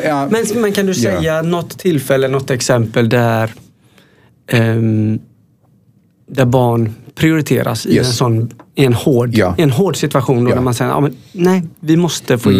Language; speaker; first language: Swedish; native; Swedish